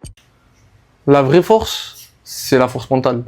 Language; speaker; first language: French; native; French